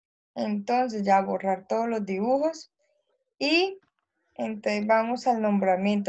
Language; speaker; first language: Spanish; native; Spanish